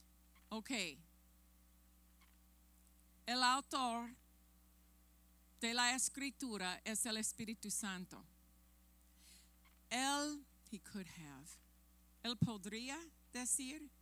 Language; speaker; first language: Spanish; non-native, fluent; English